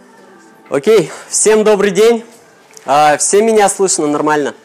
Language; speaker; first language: Russian; native; Russian